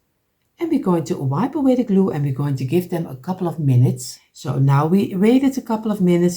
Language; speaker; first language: English; non-native, fluent; Dutch